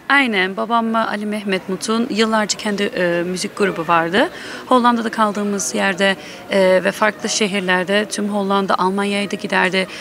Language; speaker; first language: Turkish; early bilingual, heritage; Turkish